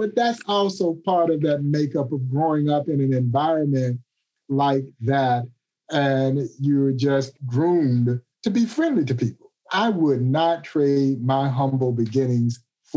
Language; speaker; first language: English; native; English